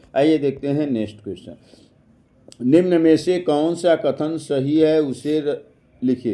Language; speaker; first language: Hindi; native; Hindi